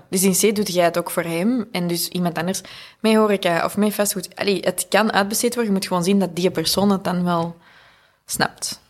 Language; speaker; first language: Dutch; native; Dutch